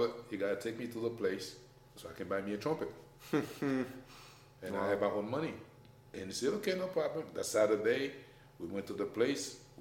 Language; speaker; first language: English; non-native, fluent; Haitian Creole